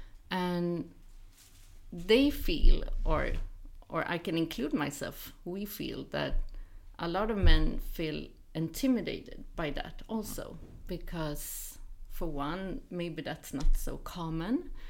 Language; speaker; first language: English; non-native, fluent; Swedish